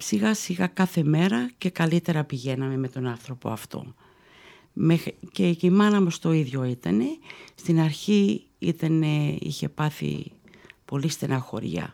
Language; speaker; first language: Greek; early bilingual, heritage; Greek